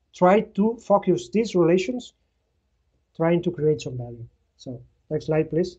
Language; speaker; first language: English; non-native, fluent; Spanish